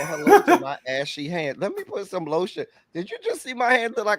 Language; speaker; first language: English; native; English